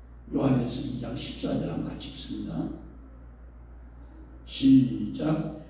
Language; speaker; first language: Korean; native; Korean